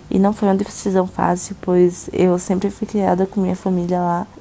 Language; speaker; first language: Portuguese; native; Portuguese